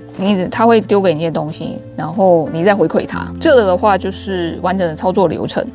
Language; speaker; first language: Chinese; native; Chinese